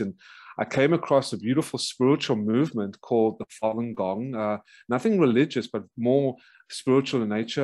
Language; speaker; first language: English; native; English